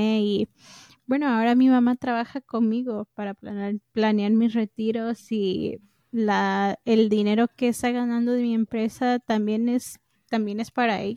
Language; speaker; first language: Spanish; early bilingual, heritage; English